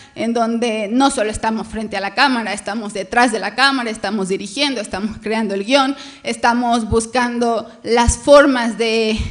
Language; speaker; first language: Spanish; native; Spanish